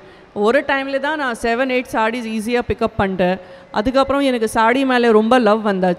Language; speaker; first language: Tamil; non-native, learner; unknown